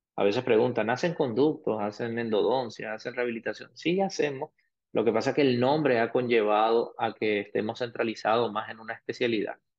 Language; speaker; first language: Spanish; early bilingual, other home language; Arabic